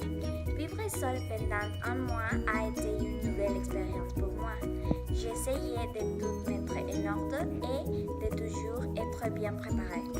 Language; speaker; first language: French; non-native, learner; Spanish